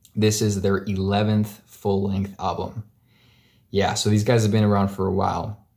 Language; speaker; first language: English; native; English